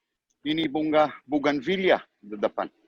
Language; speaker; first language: Indonesian; non-native, learner; Hebrew